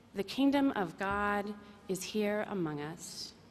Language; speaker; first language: English; native; English